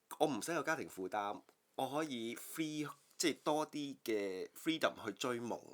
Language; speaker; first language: Cantonese; native; Cantonese